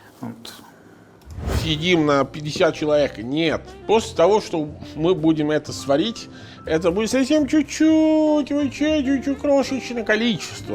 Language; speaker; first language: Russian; non-native, fluent; Italian